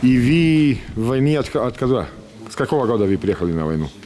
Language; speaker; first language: Russian; non-native, learner; Serbian